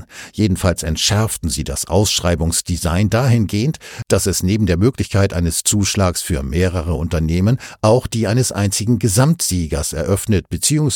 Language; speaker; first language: German; native; German